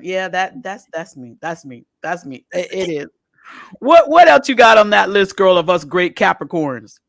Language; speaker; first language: English; native; English